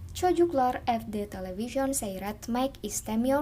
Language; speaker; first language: Turkish; non-native, fluent; Indonesian